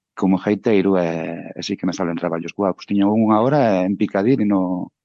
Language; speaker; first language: Galician; native; Galician